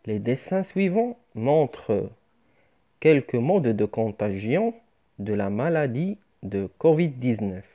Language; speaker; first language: French; non-native, local second language; Arabic